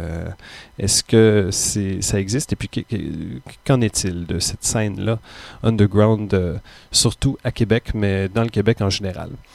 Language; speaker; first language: French; native; French